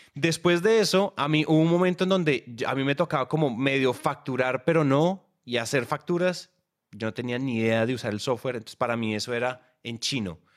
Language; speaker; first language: Spanish; native; Spanish